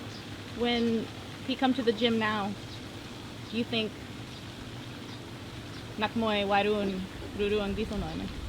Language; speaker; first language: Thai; non-native, learner; English